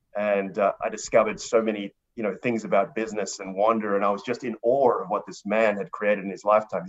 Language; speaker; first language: English; native; English